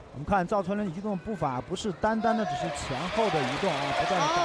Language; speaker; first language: Chinese; native; Chinese